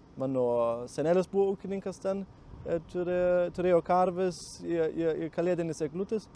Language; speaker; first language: Lithuanian; non-native, learner; German